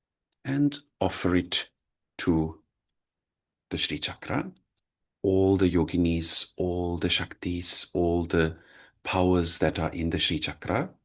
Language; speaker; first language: English; non-native, fluent; German